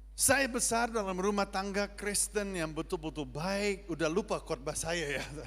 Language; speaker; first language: Indonesian; non-native, fluent; English